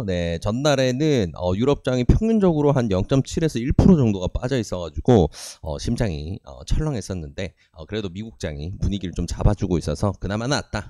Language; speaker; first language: Korean; native; Korean